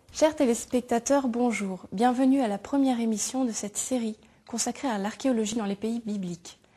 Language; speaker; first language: French; native; French